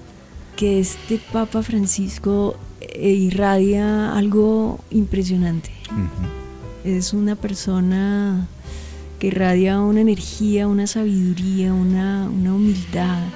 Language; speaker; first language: Spanish; native; Spanish